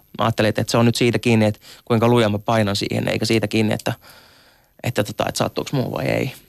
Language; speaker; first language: Finnish; early bilingual, other home language; Arabic